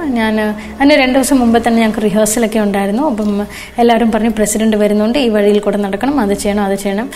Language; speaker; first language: Malayalam; early bilingual, other home language; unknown